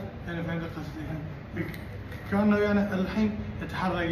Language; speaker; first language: Arabic; non-native, learner; Tajik